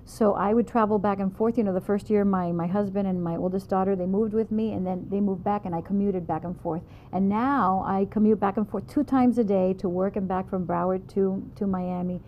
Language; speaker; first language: English; native; English